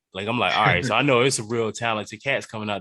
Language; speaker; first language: English; native; English